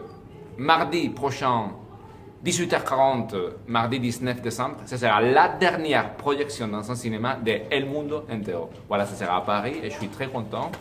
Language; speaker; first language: French; non-native, fluent; Spanish